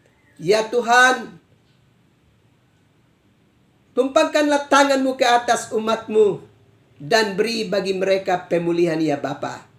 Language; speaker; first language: Indonesian; native; Indonesian